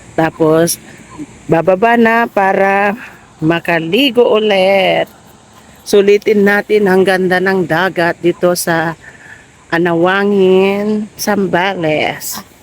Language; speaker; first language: Filipino; native; Filipino